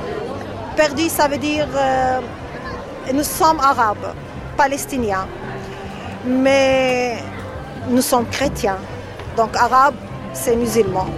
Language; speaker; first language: French; non-native, fluent; Arabic